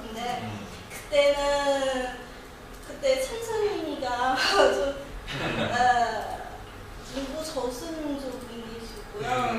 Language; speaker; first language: Korean; non-native, learner; Chinese